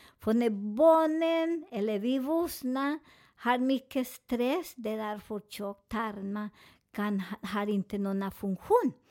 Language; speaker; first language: Swedish; non-native, fluent; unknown